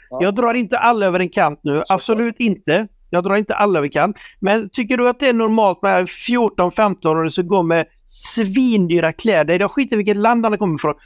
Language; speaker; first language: Swedish; native; Swedish